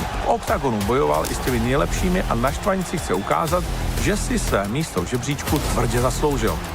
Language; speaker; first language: Czech; native; Czech